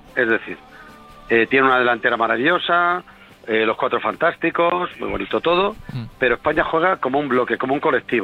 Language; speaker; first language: Spanish; native; Spanish